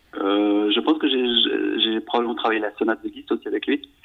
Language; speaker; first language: French; native; French